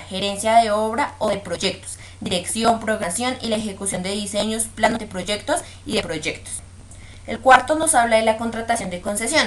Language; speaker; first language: Spanish; native; Spanish